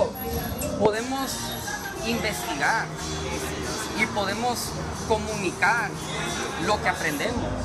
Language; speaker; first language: Spanish; early bilingual, heritage; Spanish